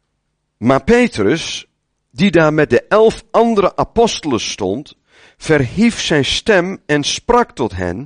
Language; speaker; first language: Dutch; native; Dutch